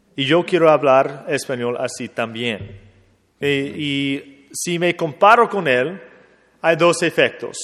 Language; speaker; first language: Spanish; non-native, fluent; English